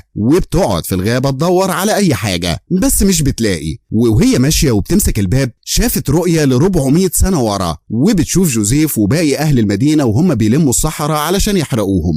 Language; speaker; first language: Arabic; native; Arabic